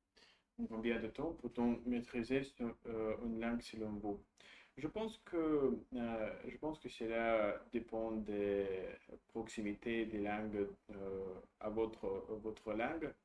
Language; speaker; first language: French; non-native, learner; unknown